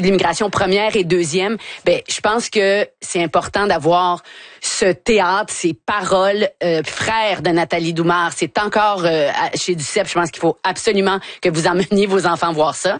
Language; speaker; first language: French; native; French